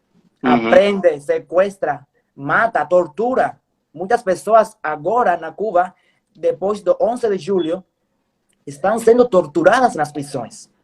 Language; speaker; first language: Portuguese; non-native, fluent; Spanish